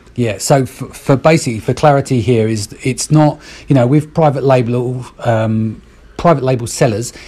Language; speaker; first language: English; native; English